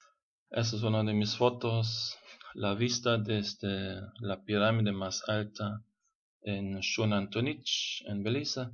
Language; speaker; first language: Spanish; non-native, fluent; German